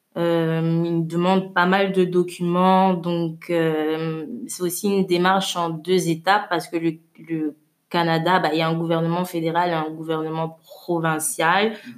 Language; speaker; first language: French; native; French